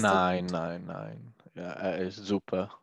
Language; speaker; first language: German; non-native, learner; Czech